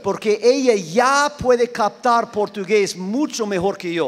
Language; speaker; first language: Spanish; non-native, fluent; English